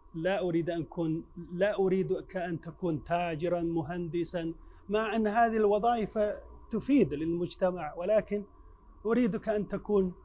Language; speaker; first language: Arabic; non-native, fluent; Chinese